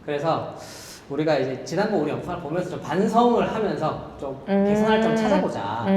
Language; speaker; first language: Korean; native; Korean